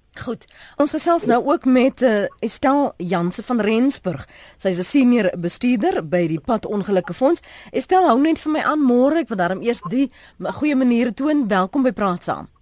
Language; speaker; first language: Afrikaans; native; Afrikaans